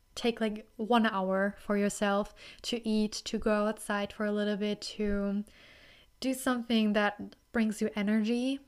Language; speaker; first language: English; non-native, fluent; German